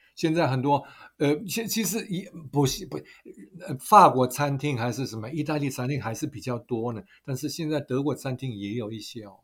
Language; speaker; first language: Chinese; non-native, fluent; German